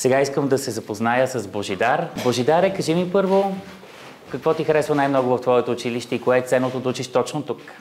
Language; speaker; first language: Bulgarian; native; Bulgarian